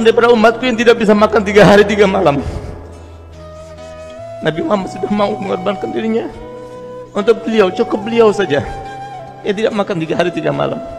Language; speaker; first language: Indonesian; native; Indonesian